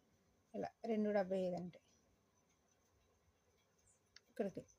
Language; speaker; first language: Telugu; native; Telugu